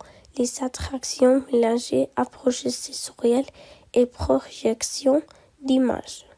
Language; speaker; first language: French; non-native, learner; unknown